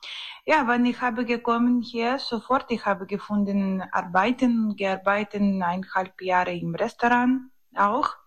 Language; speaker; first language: German; non-native, learner; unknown